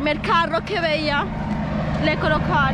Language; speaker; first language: Spanish; native; Spanish